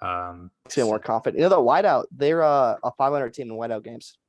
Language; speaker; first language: English; native; English